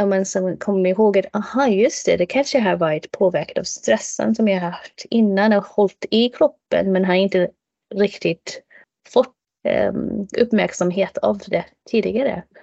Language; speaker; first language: Swedish; non-native, fluent; English